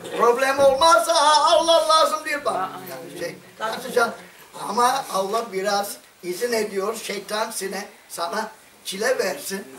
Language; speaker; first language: Turkish; non-native, fluent; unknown